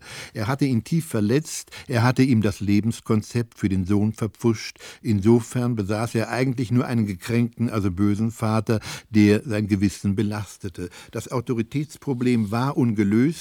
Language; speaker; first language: German; native; German